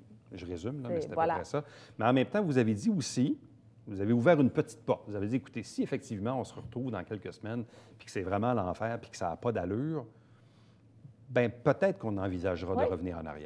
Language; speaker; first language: French; native; French